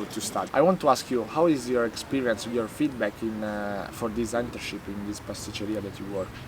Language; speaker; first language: English; non-native, learner; Italian